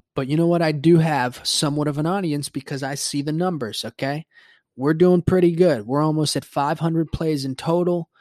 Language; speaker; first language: English; early bilingual, other home language; Spanish